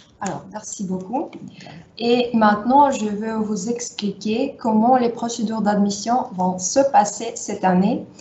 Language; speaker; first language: French; non-native, fluent; Russian